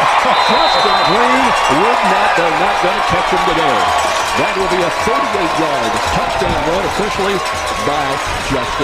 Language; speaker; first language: English; native; English